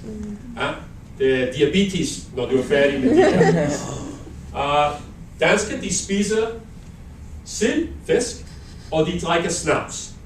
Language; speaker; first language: Danish; non-native, learner; English